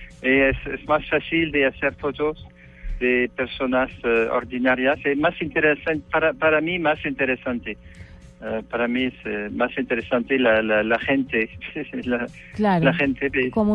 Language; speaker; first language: Spanish; non-native, learner; French